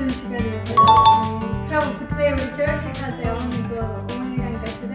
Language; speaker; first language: Korean; non-native, learner; Spanish